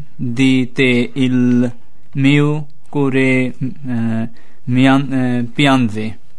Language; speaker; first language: Italian; non-native, learner; Bangla